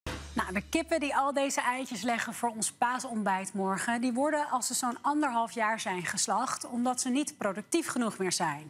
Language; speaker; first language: Dutch; native; Dutch